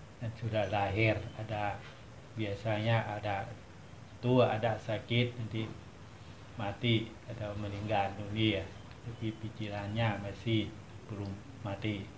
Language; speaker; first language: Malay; non-native, learner; Thai